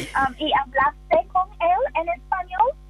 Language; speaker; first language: Spanish; non-native, fluent; English